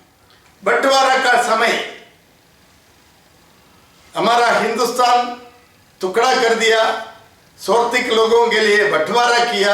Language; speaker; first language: Hindi; non-native, local second language; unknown